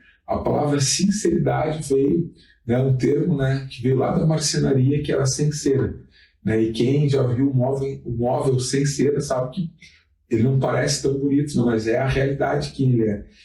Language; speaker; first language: Portuguese; native; Portuguese